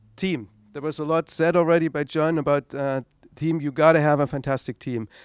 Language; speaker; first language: English; non-native, fluent; German